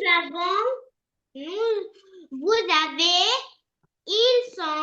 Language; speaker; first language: French; non-native, learner; Arabic